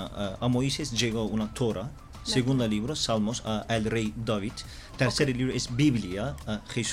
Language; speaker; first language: Spanish; non-native, learner; Turkish